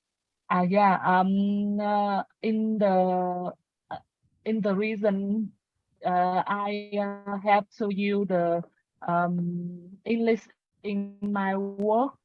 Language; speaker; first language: English; non-native, learner; Vietnamese